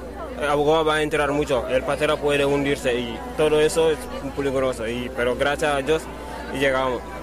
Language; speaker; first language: Spanish; non-native, learner; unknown